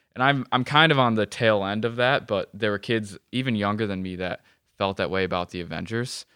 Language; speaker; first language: English; native; English